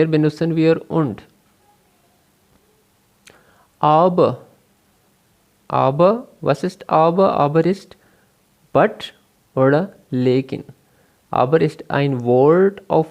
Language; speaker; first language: German; non-native, fluent; Urdu